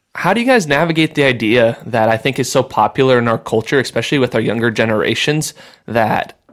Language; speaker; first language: English; native; English